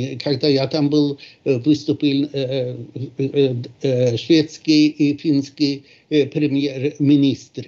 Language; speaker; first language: Russian; non-native, fluent; Swedish